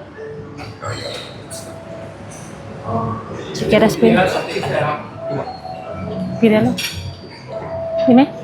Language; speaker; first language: Spanish; non-native, learner; Indonesian